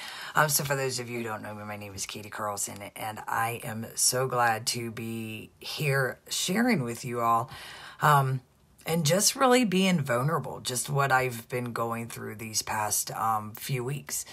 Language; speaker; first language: English; native; English